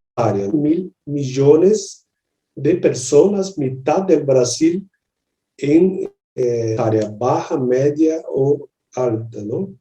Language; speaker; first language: Spanish; non-native, learner; Portuguese